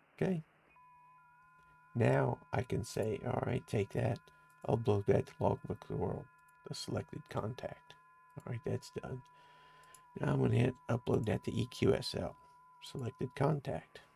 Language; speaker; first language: English; native; English